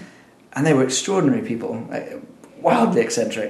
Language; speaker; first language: English; native; English